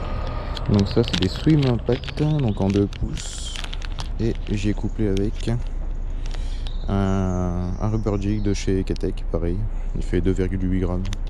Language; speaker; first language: French; native; French